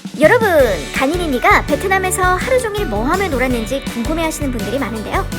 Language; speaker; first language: Korean; native; Korean